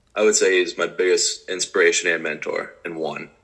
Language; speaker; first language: English; native; English